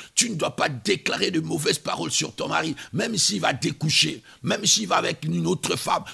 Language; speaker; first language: French; non-native, local second language; Lingala